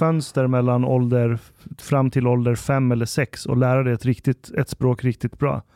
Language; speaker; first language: Swedish; early bilingual, other home language; Persian